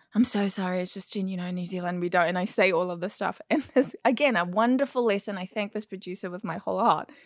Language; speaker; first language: English; native; English